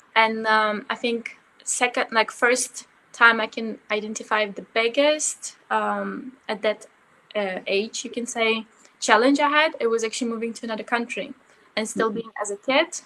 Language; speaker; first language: English; early bilingual, other home language; Ukrainian